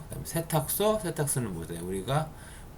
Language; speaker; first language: Korean; native; Korean